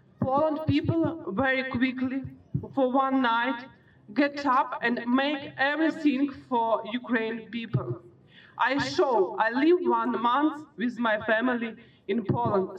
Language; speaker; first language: English; non-native, learner; Ukrainian